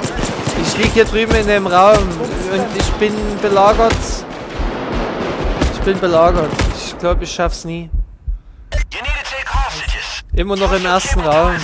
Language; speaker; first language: German; native; German